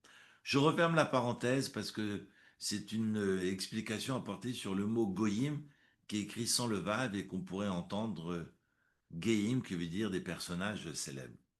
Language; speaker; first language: French; native; French